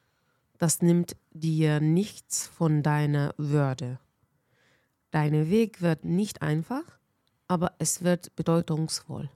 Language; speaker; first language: German; non-native, fluent; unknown